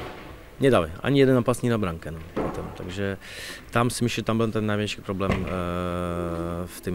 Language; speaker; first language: Polish; non-native, learner; Czech